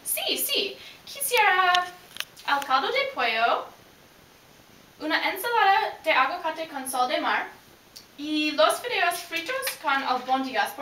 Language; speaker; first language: Spanish; non-native, learner; English